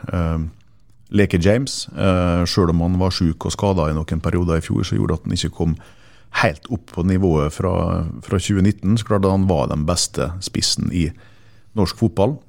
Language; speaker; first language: Norwegian; native; Norwegian